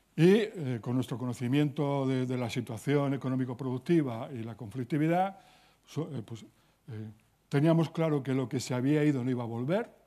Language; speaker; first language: Spanish; native; Spanish